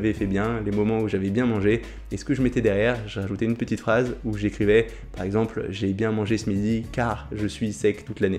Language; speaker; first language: French; native; French